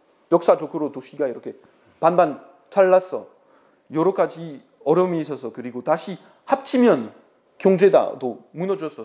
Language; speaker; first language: Korean; non-native, fluent; French